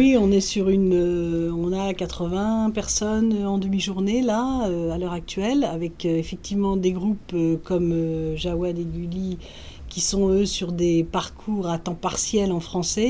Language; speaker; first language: French; native; French